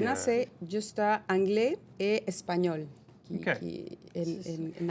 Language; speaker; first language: French; non-native, fluent; Spanish